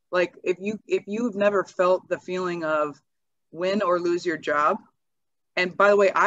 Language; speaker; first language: English; native; English